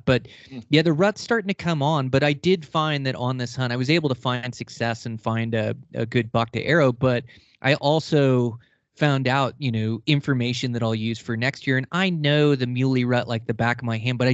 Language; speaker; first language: English; native; English